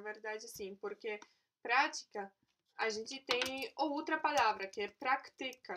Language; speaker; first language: Portuguese; non-native, fluent; Polish